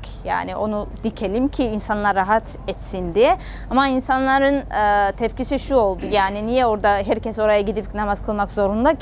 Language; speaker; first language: Turkish; non-native, fluent; Georgian